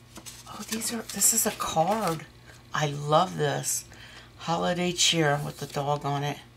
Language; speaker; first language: English; native; English